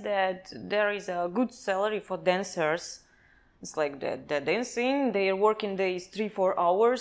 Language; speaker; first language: English; non-native, learner; Kazakh